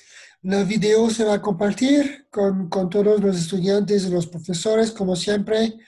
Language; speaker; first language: Spanish; non-native, fluent; French